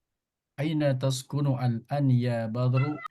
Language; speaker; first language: Arabic; non-native, learner; Indonesian